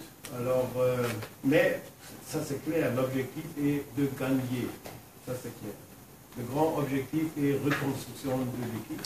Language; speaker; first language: French; non-native, fluent; German